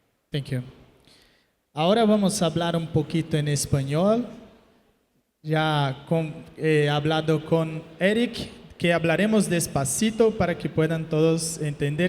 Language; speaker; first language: Spanish; non-native, fluent; Portuguese